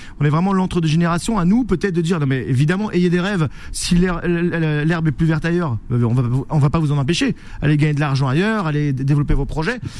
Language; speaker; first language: French; native; French